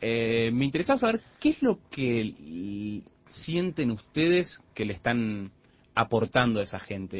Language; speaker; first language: Spanish; native; Spanish